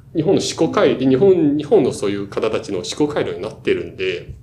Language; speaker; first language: Japanese; non-native, fluent; Chinese